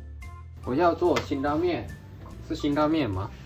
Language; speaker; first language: Chinese; non-native, fluent; Japanese